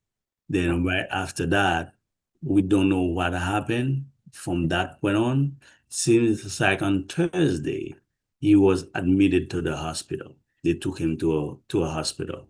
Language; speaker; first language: English; non-native, fluent; Haitian Creole